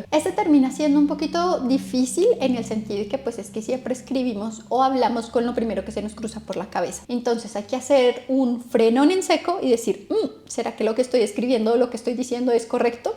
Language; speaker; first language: Spanish; native; Spanish